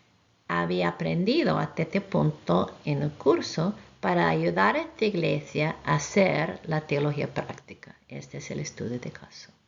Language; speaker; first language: Spanish; non-native, fluent; English